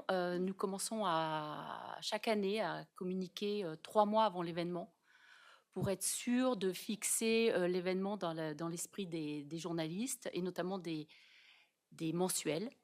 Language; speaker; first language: French; native; French